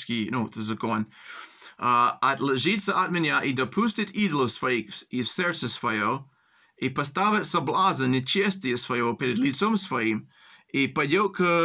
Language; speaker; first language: Russian; early bilingual, heritage; English